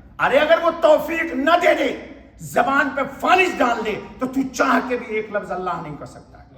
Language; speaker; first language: Urdu; native; Urdu